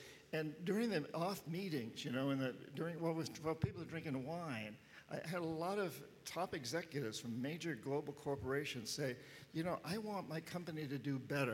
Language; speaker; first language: English; native; English